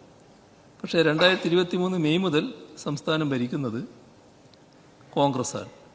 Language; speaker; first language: Malayalam; native; Malayalam